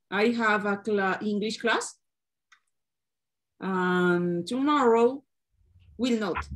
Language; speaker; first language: English; non-native, learner; Spanish